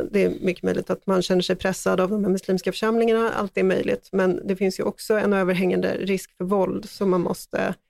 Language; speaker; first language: Swedish; native; Swedish